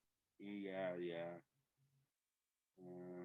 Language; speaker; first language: English; non-native, learner; Portuguese